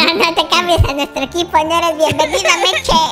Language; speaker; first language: Spanish; native; Spanish